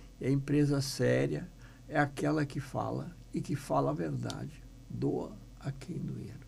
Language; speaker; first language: Portuguese; non-native, local second language; German